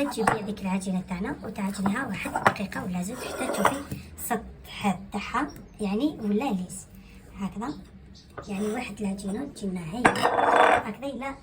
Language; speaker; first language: Arabic; native; Arabic